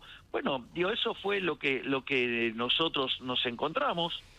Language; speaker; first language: Spanish; native; Spanish